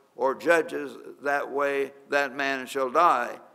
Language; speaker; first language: English; native; English